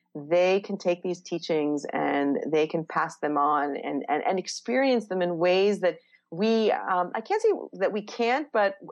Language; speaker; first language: English; non-native, fluent; Hebrew